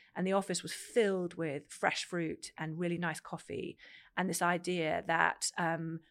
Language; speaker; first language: English; native; English